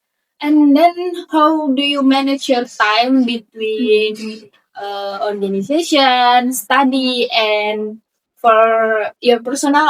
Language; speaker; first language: English; non-native, learner; Indonesian